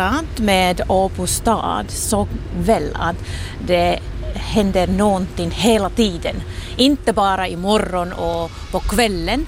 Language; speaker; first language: Swedish; non-native, local second language; Finnish